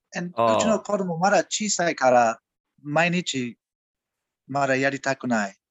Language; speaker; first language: Japanese; non-native, learner; English